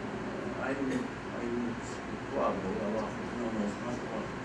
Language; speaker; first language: Spanish; non-native, fluent; Dutch